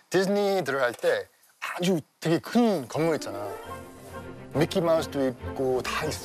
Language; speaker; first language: Korean; non-native, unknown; English